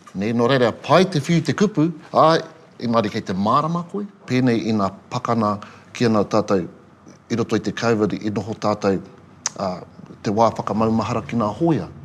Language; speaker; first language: Māori; native; Māori